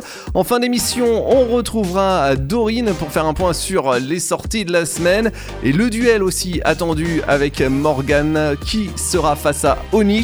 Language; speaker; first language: French; native; French